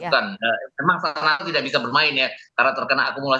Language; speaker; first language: Indonesian; native; Indonesian